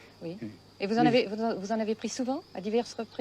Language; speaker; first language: French; native; French